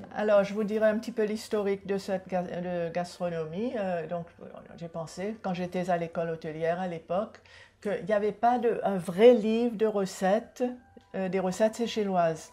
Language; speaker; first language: French; non-native, local second language; Seselwa Creole French